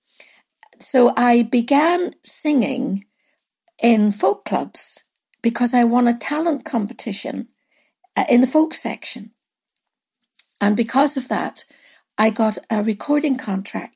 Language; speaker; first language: English; native; English